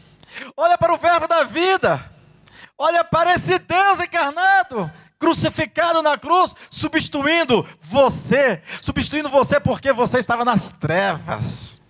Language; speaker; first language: Portuguese; native; Portuguese